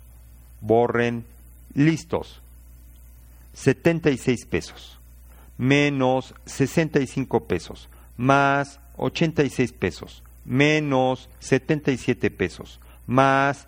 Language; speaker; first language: Spanish; native; Spanish